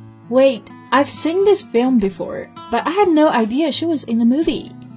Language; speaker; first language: English; non-native, fluent; Chinese